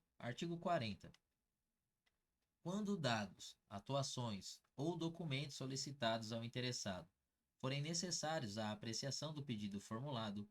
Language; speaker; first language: Portuguese; native; Portuguese